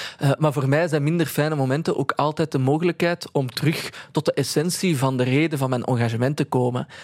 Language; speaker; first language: Dutch; early bilingual, other home language; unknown